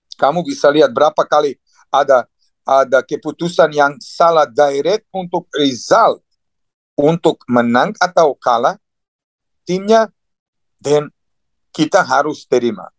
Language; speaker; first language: Indonesian; non-native, fluent; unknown